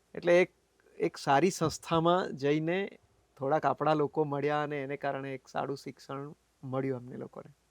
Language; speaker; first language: Gujarati; non-native, local second language; Bhili